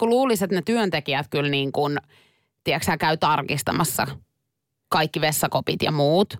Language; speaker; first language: Finnish; native; Finnish